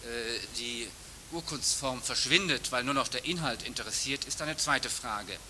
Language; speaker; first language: German; native; German